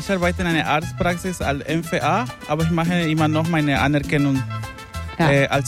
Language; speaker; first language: German; non-native, learner; Spanish